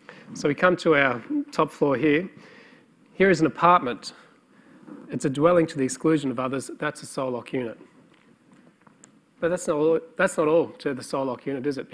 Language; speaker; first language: English; native; English